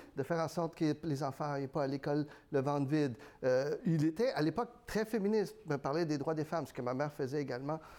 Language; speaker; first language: French; early bilingual, other home language; Spanish